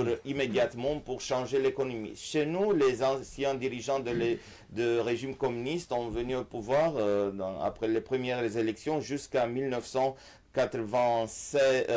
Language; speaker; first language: French; non-native, fluent; Romanian